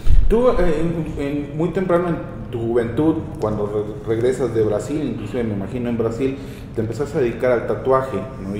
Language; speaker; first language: Spanish; native; Spanish